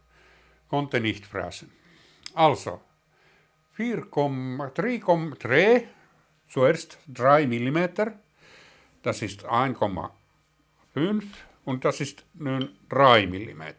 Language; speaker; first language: German; non-native, learner; Finnish